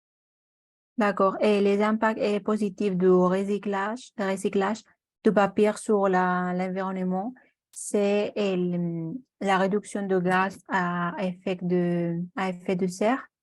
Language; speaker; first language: French; non-native, learner; Spanish